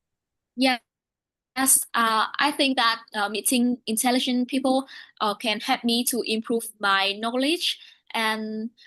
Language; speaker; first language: English; non-native, learner; Vietnamese